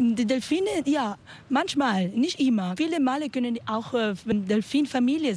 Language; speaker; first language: German; non-native, learner; Spanish